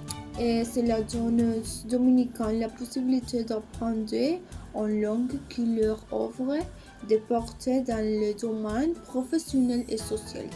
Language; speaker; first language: French; non-native, learner; Spanish